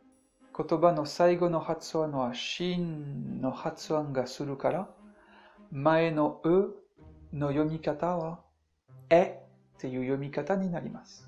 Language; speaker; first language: Japanese; non-native, fluent; French